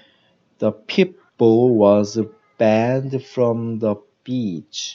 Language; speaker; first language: English; non-native, learner; Korean